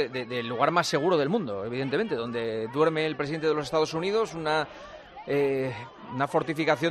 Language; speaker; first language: Spanish; native; Spanish